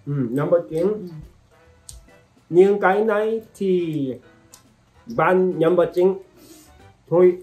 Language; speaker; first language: Vietnamese; non-native, learner; Korean